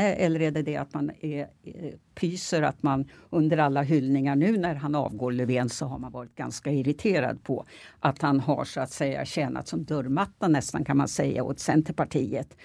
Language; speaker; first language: Swedish; native; Swedish